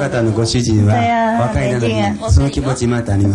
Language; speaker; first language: Japanese; non-native, fluent; Chinese